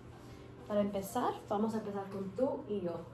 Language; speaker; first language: Spanish; early bilingual, heritage; Spanish